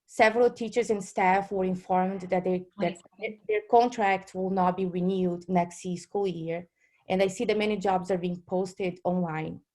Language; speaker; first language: English; non-native, fluent; Portuguese